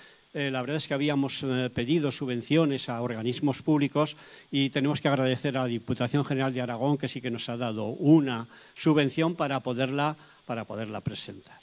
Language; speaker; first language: Spanish; native; Spanish